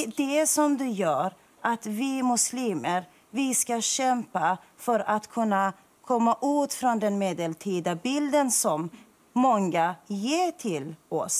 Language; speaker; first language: Swedish; non-native, fluent; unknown